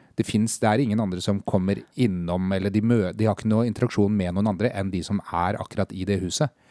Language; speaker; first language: Norwegian; native; Norwegian